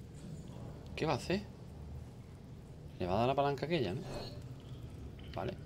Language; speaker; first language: Spanish; native; Spanish